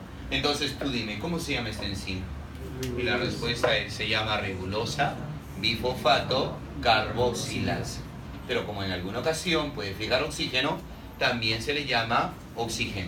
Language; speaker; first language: Spanish; native; Spanish